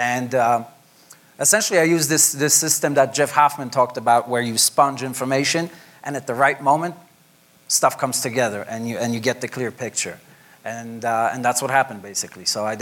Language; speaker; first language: English; non-native, fluent; Polish